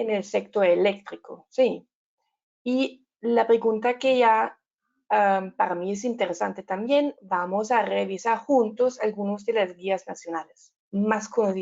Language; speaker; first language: Spanish; non-native, learner; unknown